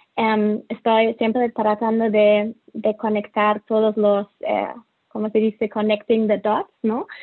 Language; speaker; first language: Spanish; non-native, fluent; German